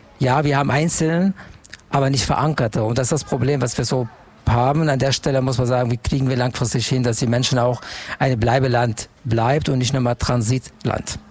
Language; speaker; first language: German; non-native, fluent; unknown